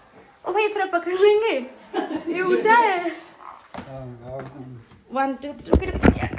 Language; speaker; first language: Hindi; non-native, local second language; Bangla